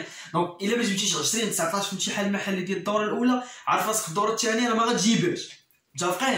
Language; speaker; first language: Arabic; native; Arabic